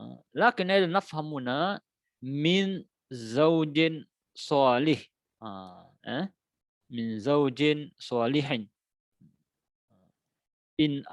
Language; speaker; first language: Arabic; non-native, fluent; Indonesian